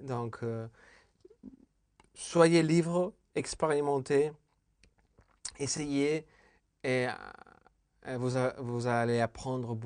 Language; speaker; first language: French; non-native, fluent; Spanish